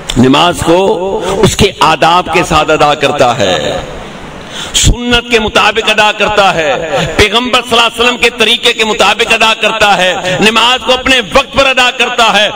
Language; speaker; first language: Urdu; non-native, local second language; Sindhi